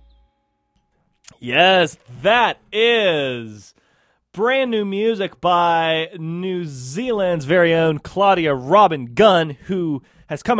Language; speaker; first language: English; native; English